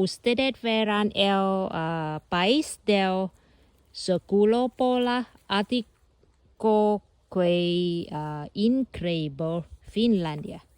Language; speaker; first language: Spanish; non-native, learner; Thai